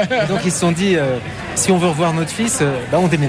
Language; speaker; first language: French; native; French